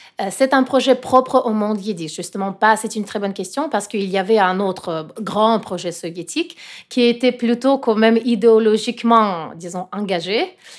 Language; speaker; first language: French; non-native, fluent; Russian